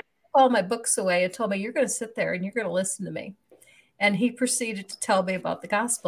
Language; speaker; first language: English; native; English